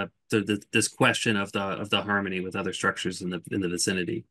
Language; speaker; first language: English; native; English